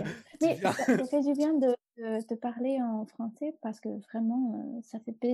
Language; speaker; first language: French; non-native, fluent; English